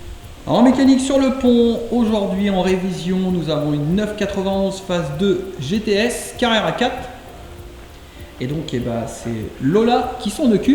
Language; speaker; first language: French; native; French